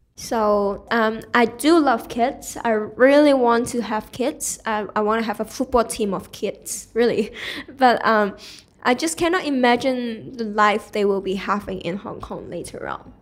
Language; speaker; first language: English; non-native, local second language; Cantonese